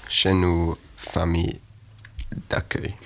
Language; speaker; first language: French; non-native, learner; Swedish